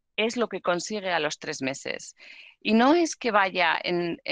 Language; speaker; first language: Spanish; native; Spanish